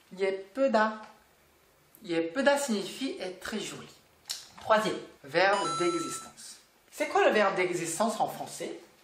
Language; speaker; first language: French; non-native, fluent; Korean